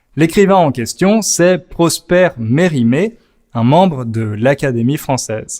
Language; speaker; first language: French; native; French